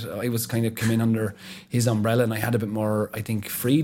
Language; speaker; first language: English; native; English